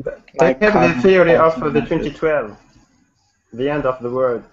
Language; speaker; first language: English; non-native, learner; Turkish